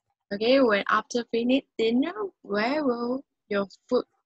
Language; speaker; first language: English; non-native, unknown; Vietnamese